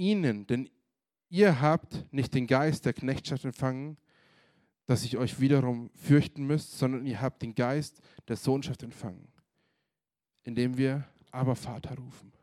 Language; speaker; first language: German; native; German